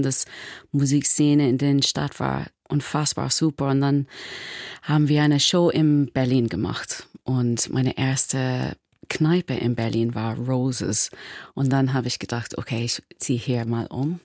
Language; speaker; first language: German; non-native, learner; English